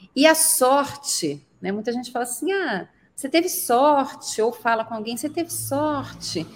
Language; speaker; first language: Portuguese; native; Portuguese